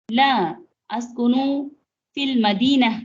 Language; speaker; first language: Arabic; non-native, learner; Tamil